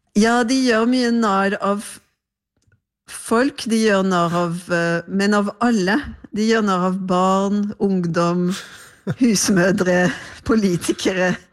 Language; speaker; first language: Norwegian; non-native, fluent; French